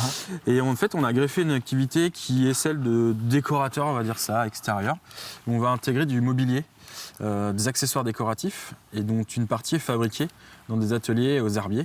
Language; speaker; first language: French; native; French